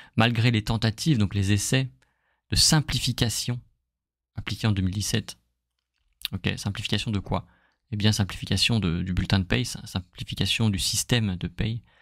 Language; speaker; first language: French; native; French